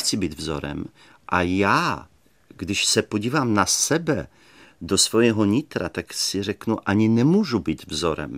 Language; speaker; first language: Czech; native; Czech